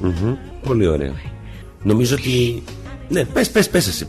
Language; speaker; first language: Greek; native; Greek